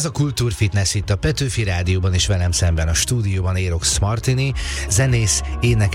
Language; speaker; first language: Hungarian; native; Hungarian